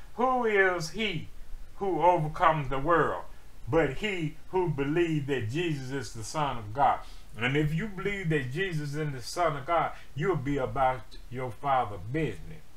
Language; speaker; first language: English; native; English